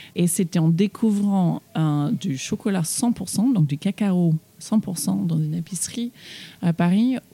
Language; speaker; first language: French; non-native, fluent; English